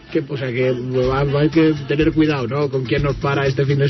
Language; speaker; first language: Spanish; native; Spanish